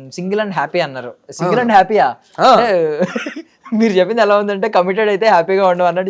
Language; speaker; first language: Telugu; native; Telugu